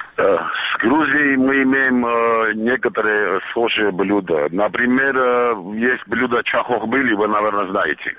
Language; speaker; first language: Russian; non-native, local second language; Armenian